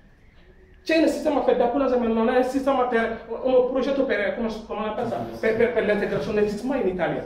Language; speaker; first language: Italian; non-native, learner; French